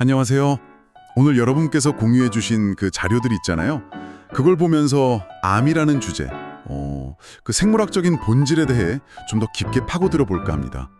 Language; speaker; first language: Korean; native; Korean